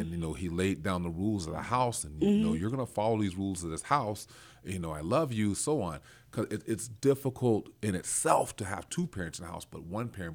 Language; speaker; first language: English; native; English